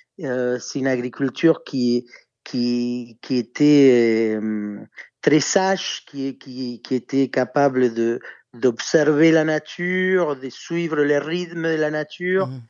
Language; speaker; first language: French; non-native, fluent; Spanish